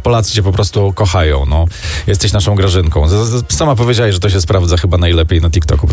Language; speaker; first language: Polish; native; Polish